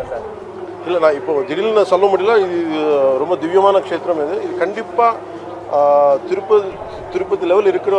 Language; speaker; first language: Tamil; non-native, learner; Telugu